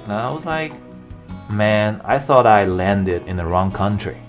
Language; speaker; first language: English; non-native, fluent; Chinese